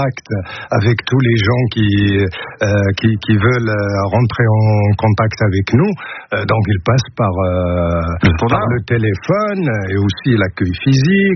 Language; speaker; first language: French; non-native, local second language; Arabic